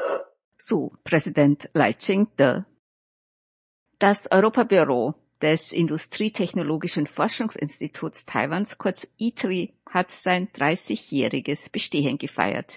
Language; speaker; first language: German; native; German